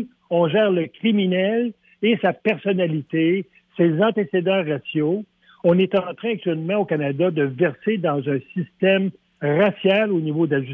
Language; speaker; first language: French; native; French